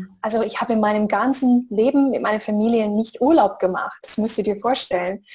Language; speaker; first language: German; non-native, fluent; English